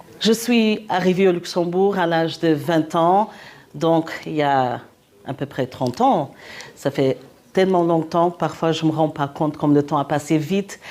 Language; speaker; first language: French; non-native, fluent; Portuguese